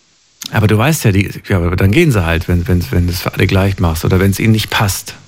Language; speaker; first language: German; native; German